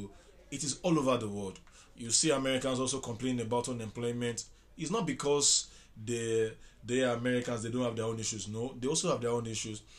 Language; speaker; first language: English; non-native, local second language; Yoruba